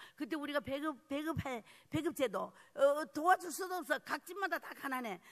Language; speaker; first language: Korean; early bilingual, heritage; Korean